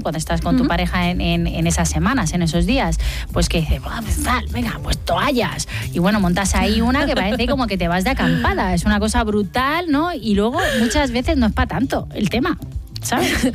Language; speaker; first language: Spanish; native; Spanish